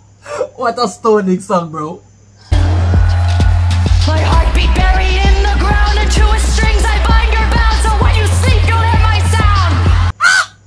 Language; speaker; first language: English; non-native, local second language; Jamaican Creole English